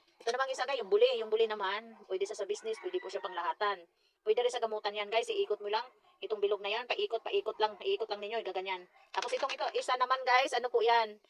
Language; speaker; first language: Filipino; non-native, local second language; Cebuano